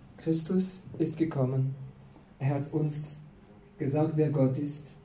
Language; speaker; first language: German; non-native, fluent; French